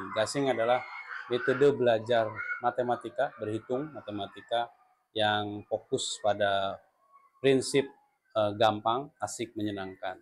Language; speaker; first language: Indonesian; native; Indonesian